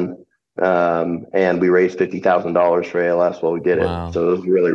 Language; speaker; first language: English; native; English